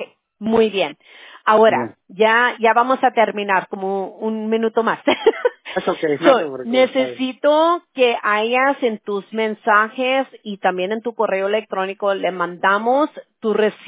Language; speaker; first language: Spanish; early bilingual, heritage; Spanish